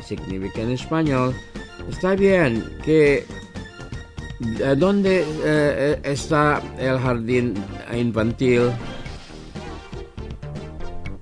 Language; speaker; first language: Spanish; non-native, fluent; Indonesian